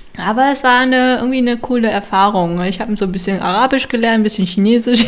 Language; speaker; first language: German; early bilingual, other home language; Vietnamese